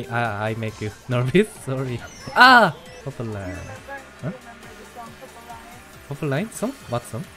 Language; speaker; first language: English; non-native, learner; Korean